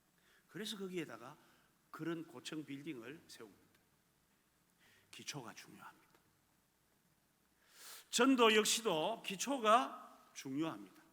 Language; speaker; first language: Korean; native; Korean